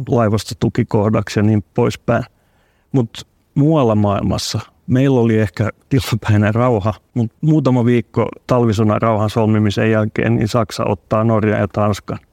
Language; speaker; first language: Finnish; non-native, local second language; Swedish